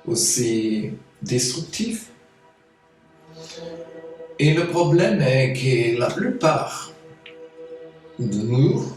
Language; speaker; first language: French; non-native, fluent; German